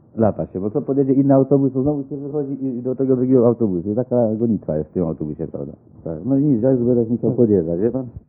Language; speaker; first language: Polish; native; Polish